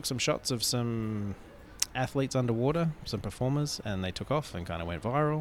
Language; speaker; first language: English; native; English